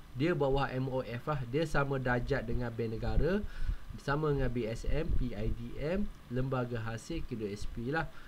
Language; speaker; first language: Malay; native; Malay